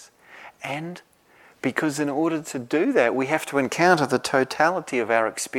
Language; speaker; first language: English; native; English